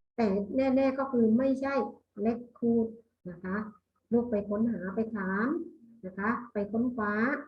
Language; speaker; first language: Thai; native; Thai